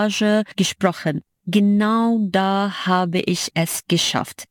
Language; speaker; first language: German; non-native, fluent; Arabic